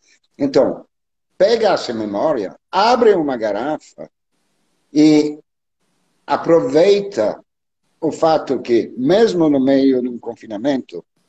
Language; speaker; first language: Portuguese; non-native, learner; French